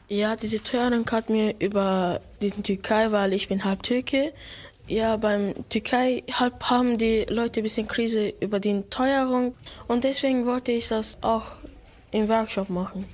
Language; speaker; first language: German; early bilingual, other home language; Turkish